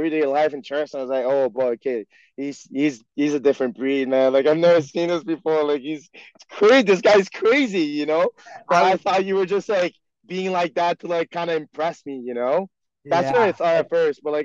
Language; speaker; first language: English; non-native, fluent; French